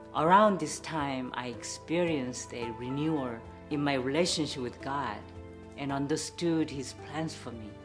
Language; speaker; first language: English; non-native, fluent; Korean